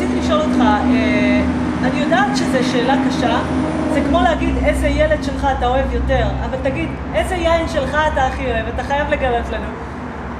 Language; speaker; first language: Hebrew; native; Hebrew